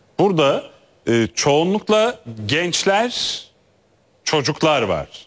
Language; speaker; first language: Turkish; native; Turkish